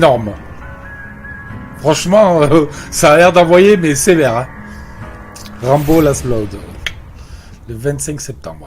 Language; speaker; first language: French; native; French